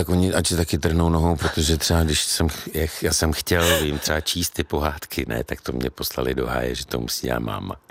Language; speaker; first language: Czech; native; Czech